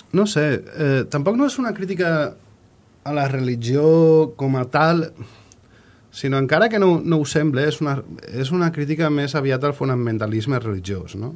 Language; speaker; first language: Catalan; native; Catalan